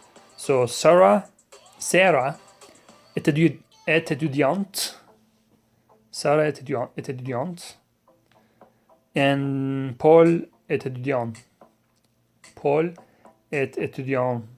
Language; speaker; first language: French; non-native, learner; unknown